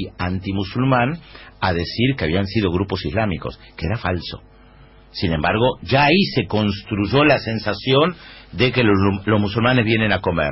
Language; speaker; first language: Spanish; native; Spanish